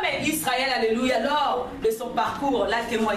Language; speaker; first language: French; non-native, local second language; Lingala